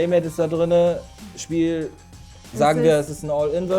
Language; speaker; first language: German; native; German